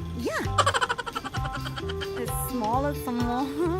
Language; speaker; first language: English; non-native, learner; Vietnamese